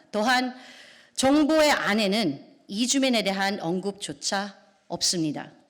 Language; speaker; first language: Korean; non-native, fluent; Filipino